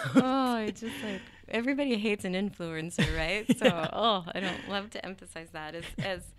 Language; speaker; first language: English; native; English